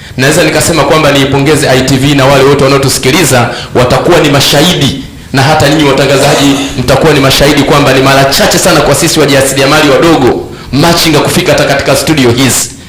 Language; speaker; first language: Swahili; native; Swahili